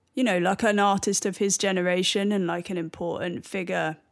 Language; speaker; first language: English; native; English